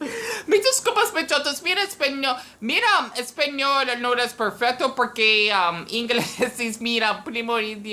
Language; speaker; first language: Spanish; non-native, learner; English